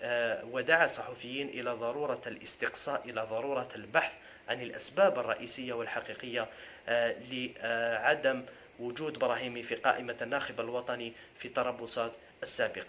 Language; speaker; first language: Arabic; native; Arabic